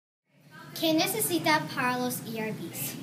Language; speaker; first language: Spanish; non-native, learner; English